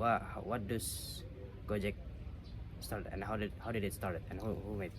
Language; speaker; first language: English; non-native, fluent; Indonesian